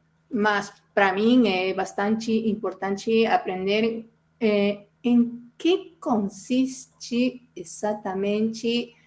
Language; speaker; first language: Portuguese; non-native, fluent; Spanish